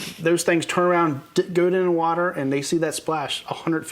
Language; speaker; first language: English; native; English